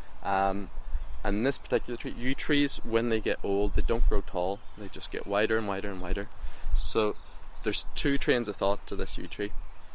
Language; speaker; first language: English; native; English